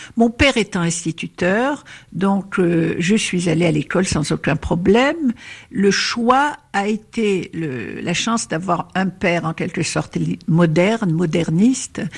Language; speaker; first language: French; non-native, local second language; Arabic